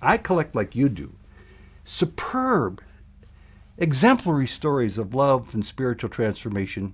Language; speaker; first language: English; native; English